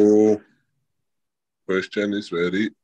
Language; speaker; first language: English; non-native, learner; Georgian